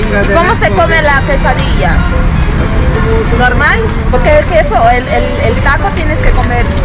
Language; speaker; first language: Spanish; non-native, fluent; Portuguese